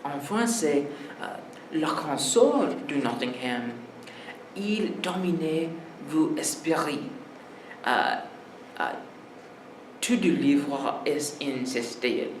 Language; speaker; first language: French; non-native, learner; English